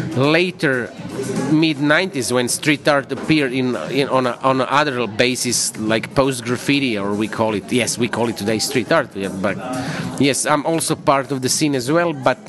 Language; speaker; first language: English; non-native, fluent; Croatian